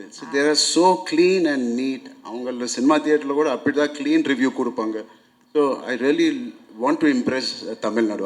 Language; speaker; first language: Tamil; non-native, local second language; Telugu